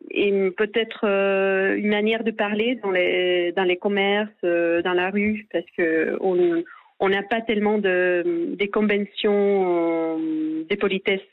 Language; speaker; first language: French; non-native, fluent; Spanish